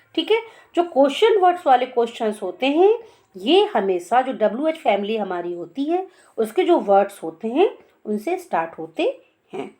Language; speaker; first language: Hindi; native; Hindi